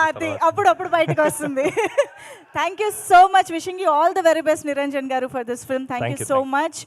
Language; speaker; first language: Telugu; native; Telugu